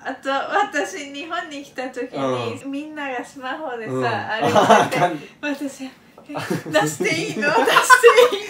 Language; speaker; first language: Japanese; non-native, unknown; Spanish